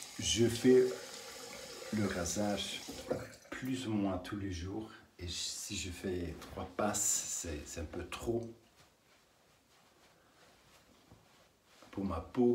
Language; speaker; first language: French; non-native, learner; English